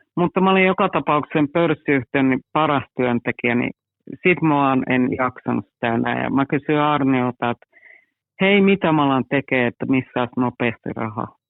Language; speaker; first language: Finnish; native; Finnish